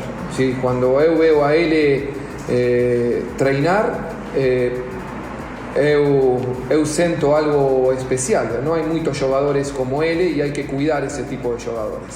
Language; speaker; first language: Portuguese; non-native, learner; Spanish